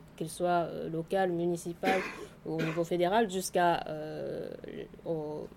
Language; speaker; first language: French; non-native, fluent; Japanese